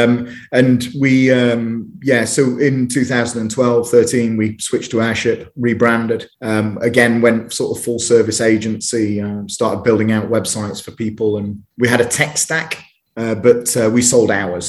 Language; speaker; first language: English; native; English